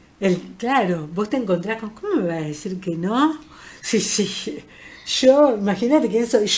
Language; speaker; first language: Spanish; native; Spanish